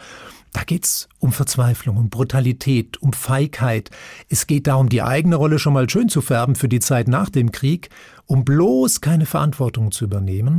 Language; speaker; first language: German; native; German